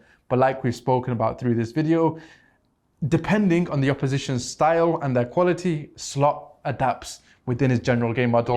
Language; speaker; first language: English; native; English